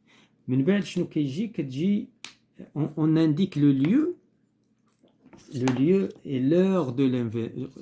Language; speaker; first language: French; non-native, local second language; Arabic